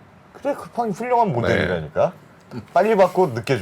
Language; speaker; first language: Korean; native; Korean